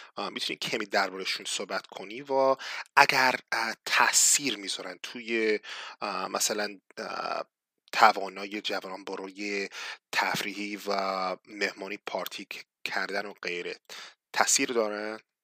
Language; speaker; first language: Persian; non-native, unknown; English